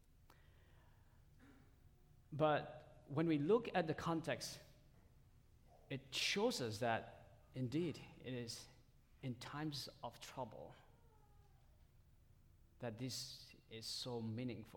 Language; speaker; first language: English; non-native, fluent; Tedim Chin